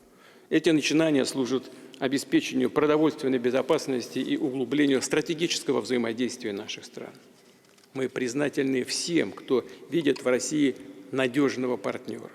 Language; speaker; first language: Russian; native; Russian